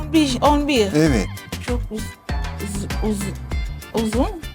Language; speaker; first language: Turkish; non-native, learner; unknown